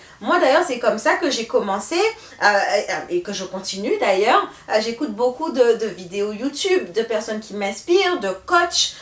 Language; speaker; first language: French; native; French